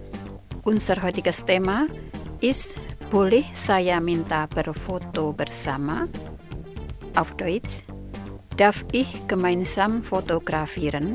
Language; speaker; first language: German; non-native, fluent; Indonesian